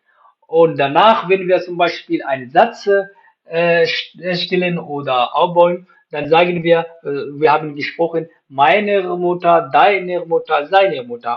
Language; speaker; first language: German; non-native, fluent; Pashto